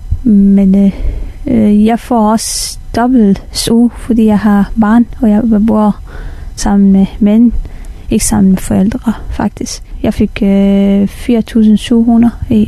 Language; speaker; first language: Danish; non-native, fluent; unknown